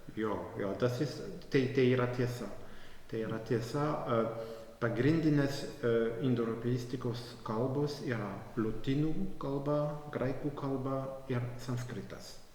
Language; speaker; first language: Lithuanian; non-native, fluent; French